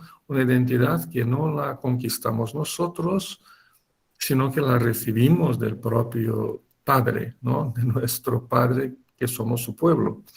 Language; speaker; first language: Spanish; non-native, fluent; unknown